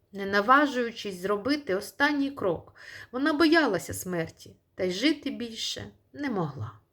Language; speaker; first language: Ukrainian; non-native, local second language; Russian